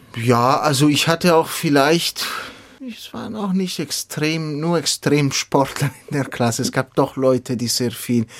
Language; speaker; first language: German; non-native, local second language; Italian